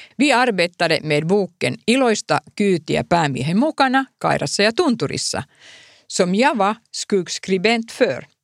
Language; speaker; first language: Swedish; non-native, local second language; Finnish